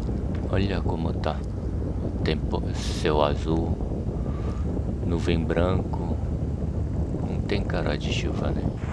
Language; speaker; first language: Portuguese; non-native, fluent; Korean